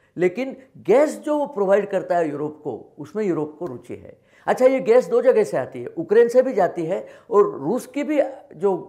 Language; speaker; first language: Hindi; non-native, local second language; Marathi